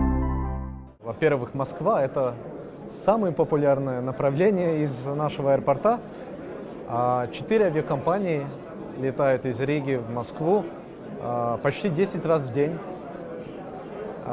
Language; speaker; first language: Russian; non-native, local second language; Latvian